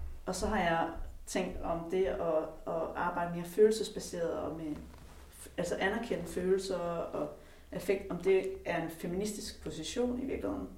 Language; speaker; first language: Danish; native; Danish